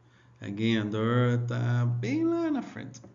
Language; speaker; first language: Portuguese; non-native, learner; English